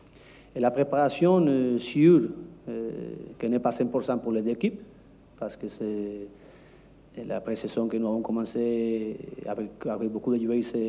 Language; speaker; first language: French; non-native, learner; Spanish